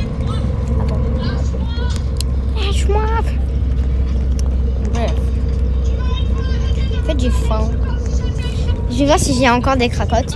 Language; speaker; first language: French; native; French